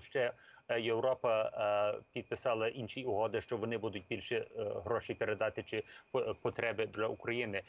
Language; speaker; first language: Ukrainian; early bilingual, heritage; English